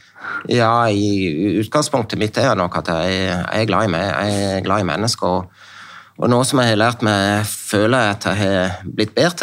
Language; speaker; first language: Norwegian; native; Norwegian